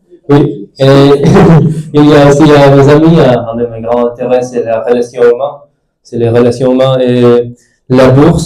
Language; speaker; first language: French; non-native, fluent; English